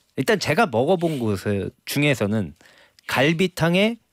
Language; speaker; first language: Korean; native; Korean